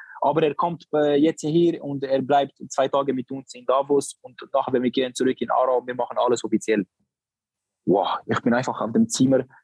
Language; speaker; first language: German; non-native, learner; Albanian